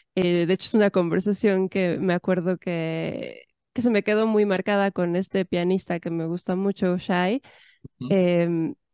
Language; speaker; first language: Spanish; native; Spanish